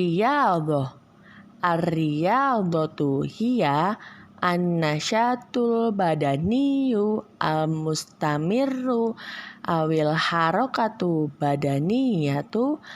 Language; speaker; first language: Arabic; non-native, learner; Indonesian